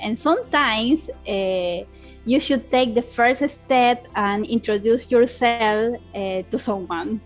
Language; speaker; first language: English; non-native, learner; Spanish